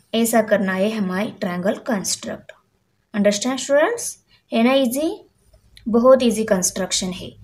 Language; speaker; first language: Hindi; non-native, local second language; Marathi